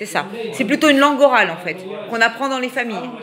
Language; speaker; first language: French; native; French